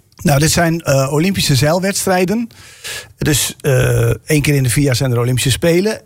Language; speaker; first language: Dutch; native; Dutch